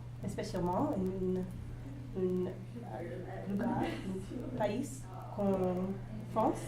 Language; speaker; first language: French; non-native, learner; English